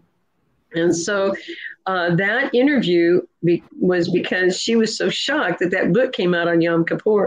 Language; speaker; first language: English; native; English